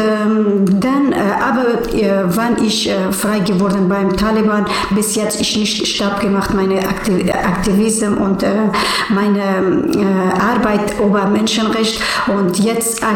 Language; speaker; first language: German; non-native, learner; Persian